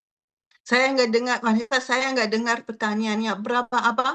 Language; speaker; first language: Indonesian; non-native, fluent; French